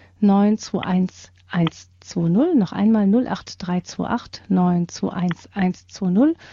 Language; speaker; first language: German; native; German